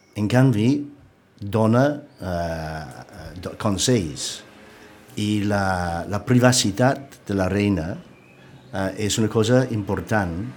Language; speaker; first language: Catalan; non-native, fluent; English